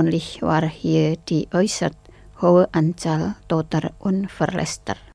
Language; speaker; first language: German; non-native, fluent; Indonesian